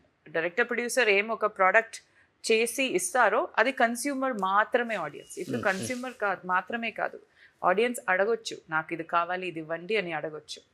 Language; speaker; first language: Telugu; non-native, fluent; Tamil